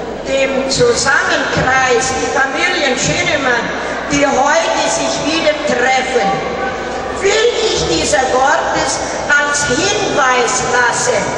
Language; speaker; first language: German; early bilingual, heritage; German